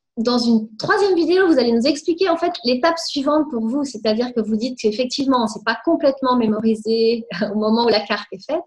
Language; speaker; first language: French; native; French